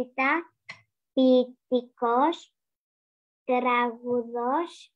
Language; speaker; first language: Greek; non-native, learner; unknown